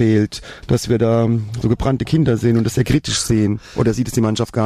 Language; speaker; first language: German; native; German